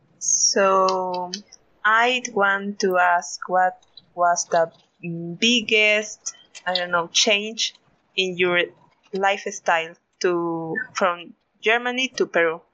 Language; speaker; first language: English; non-native, learner; Spanish